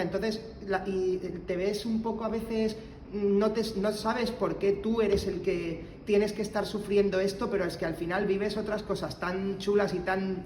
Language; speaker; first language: Spanish; native; Spanish